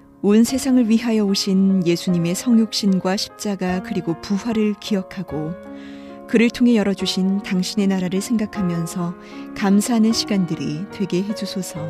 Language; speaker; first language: Korean; native; Korean